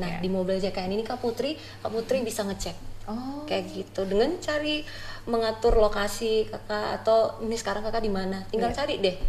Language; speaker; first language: Indonesian; native; Indonesian